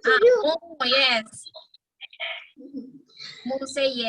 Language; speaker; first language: English; non-native, learner; Indonesian